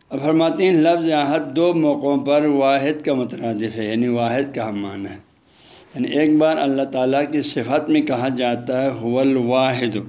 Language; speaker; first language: Urdu; non-native, local second language; Balti